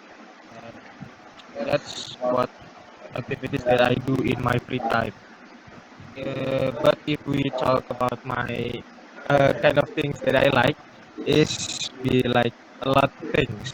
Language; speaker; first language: English; non-native, learner; Indonesian